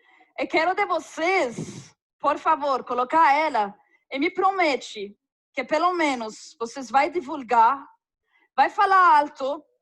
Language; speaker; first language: Portuguese; non-native, fluent; Arabic